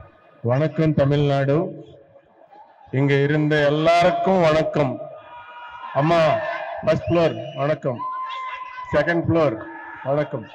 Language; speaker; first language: Tamil; non-native, learner; Telugu